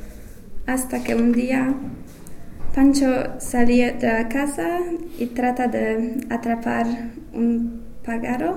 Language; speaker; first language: Spanish; non-native, learner; English